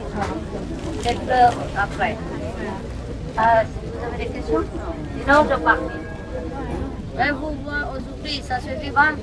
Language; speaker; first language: French; non-native, learner; Vietnamese